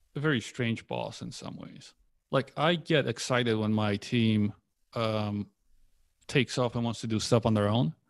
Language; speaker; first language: English; early bilingual, other home language; Polish